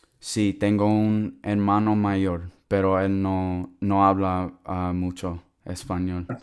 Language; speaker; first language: Spanish; early bilingual, heritage; English